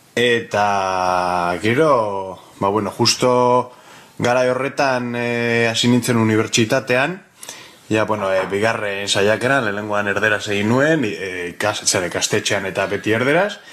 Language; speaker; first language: Basque; non-native, local second language; Spanish